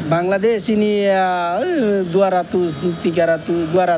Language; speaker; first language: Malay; non-native, learner; Bangla